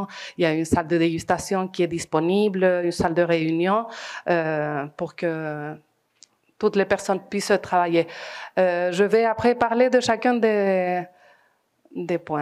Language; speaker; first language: French; non-native, fluent; Spanish